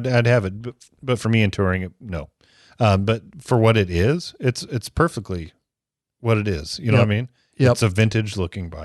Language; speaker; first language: English; native; English